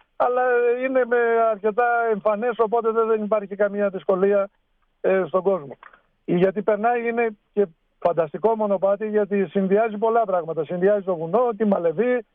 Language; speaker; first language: Greek; native; Greek